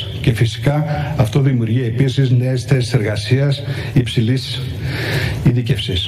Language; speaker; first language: Greek; native; Greek